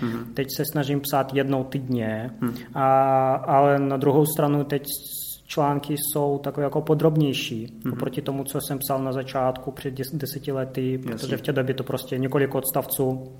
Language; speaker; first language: Czech; non-native, fluent; Russian